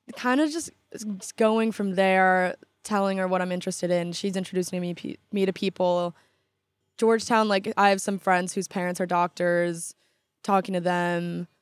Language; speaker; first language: English; native; English